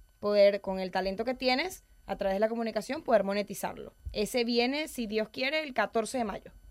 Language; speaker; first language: Spanish; native; Spanish